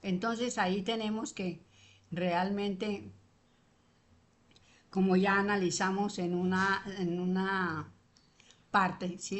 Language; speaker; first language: Spanish; native; Spanish